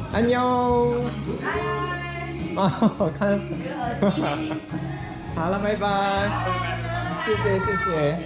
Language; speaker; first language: Chinese; non-native, learner; Korean